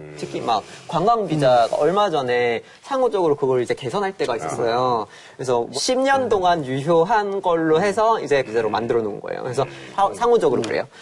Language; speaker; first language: Korean; non-native, fluent; English